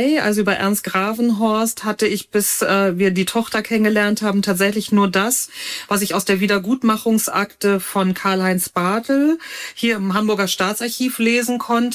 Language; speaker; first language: German; native; German